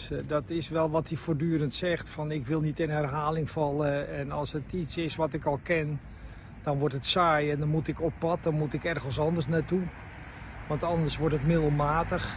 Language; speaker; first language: Dutch; native; Dutch